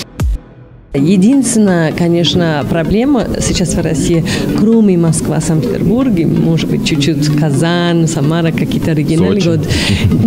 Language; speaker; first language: Russian; non-native, fluent; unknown